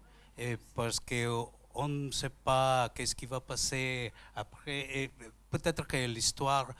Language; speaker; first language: French; non-native, learner; Spanish